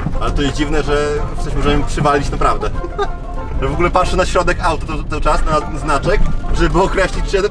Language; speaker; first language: Polish; native; Polish